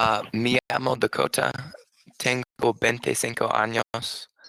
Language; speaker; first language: Spanish; non-native, learner; English